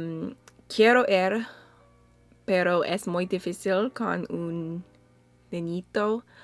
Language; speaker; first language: Spanish; non-native, learner; English